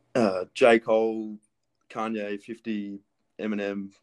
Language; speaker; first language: English; early bilingual, other home language; Greek